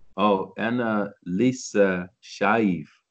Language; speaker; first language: Arabic; non-native, learner; English